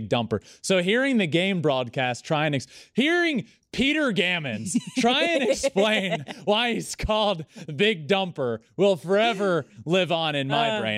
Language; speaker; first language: English; native; English